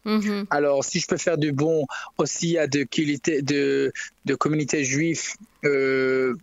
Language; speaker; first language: French; non-native, learner; Hebrew